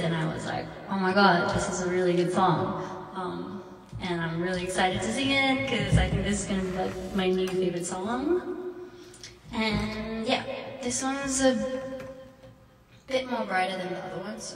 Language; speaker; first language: English; early bilingual, other home language; Korean